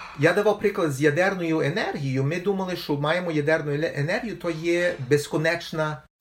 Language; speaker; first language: Ukrainian; early bilingual, heritage; Ukrainian